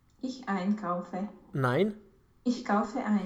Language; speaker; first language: German; non-native, learner; Romanian